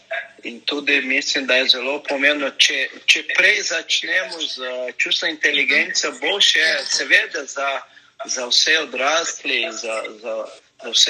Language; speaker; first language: Slovenian; non-native, learner; Portuguese